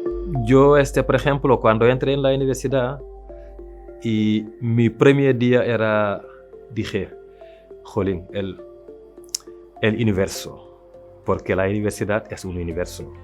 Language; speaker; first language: Spanish; non-native, local second language; French